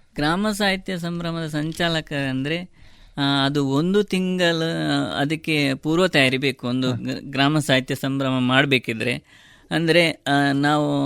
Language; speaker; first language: Kannada; non-native, local second language; Tulu